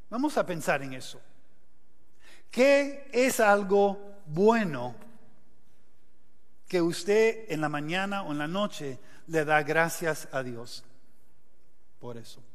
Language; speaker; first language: Spanish; non-native, fluent; English